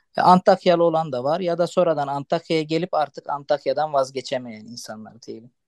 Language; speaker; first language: Turkish; non-native, local second language; Arabic